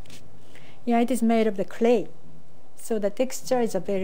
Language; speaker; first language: English; non-native, fluent; Japanese